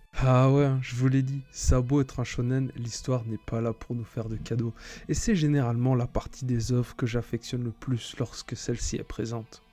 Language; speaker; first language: French; native; French